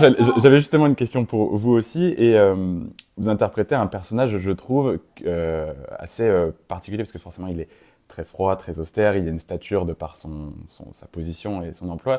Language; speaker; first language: French; native; French